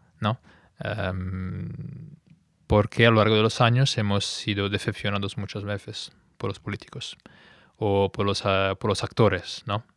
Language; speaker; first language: Spanish; non-native, fluent; Italian